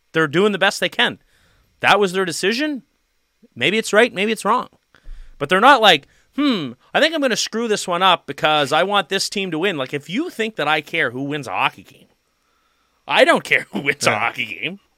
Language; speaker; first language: English; native; English